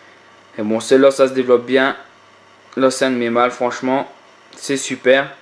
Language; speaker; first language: French; native; French